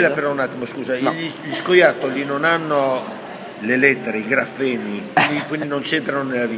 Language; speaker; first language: Italian; native; Italian